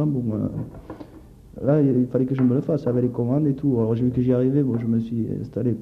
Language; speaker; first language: French; native; French